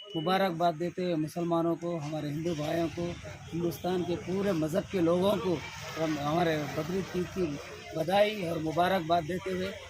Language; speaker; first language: Hindi; native; Hindi